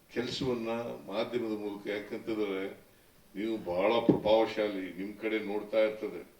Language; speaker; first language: Kannada; native; Kannada